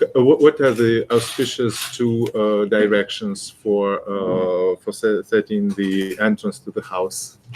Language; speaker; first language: English; non-native, fluent; Russian